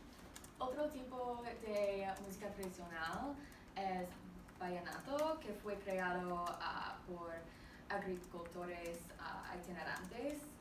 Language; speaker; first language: Spanish; non-native, learner; English